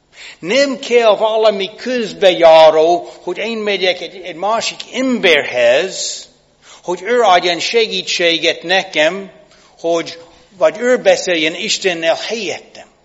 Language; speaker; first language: Hungarian; non-native, fluent; English